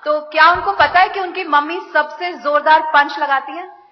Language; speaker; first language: Hindi; native; Hindi